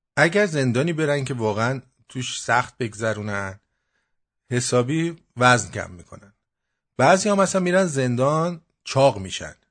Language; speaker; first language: Persian; native; Persian